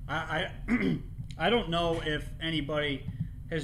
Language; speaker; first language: English; native; English